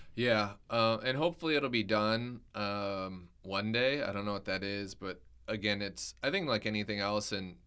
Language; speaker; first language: English; native; English